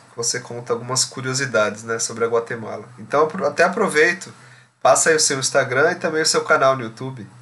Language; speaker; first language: Portuguese; native; Portuguese